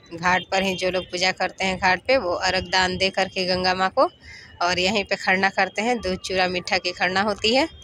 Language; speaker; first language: Hindi; native; Hindi